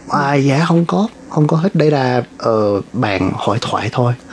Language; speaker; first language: Vietnamese; non-native, learner; English